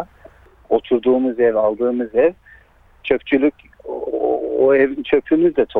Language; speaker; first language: Turkish; early bilingual, heritage; Turkish